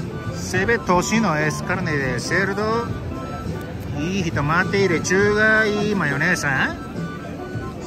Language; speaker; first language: Spanish; non-native, learner; Japanese